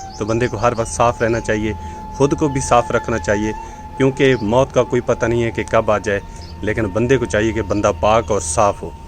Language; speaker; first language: Urdu; non-native, local second language; Punjabi